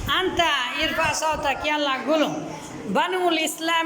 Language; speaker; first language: Arabic; non-native, fluent; Bangla